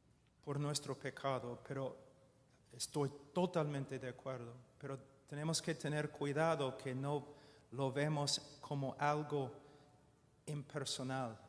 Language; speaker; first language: Spanish; non-native, fluent; English